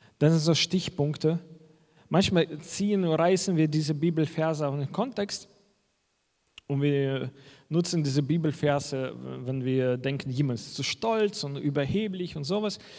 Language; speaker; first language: German; non-native, fluent; Russian